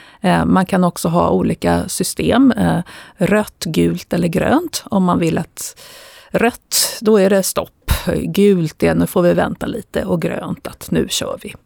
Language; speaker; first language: Swedish; native; Swedish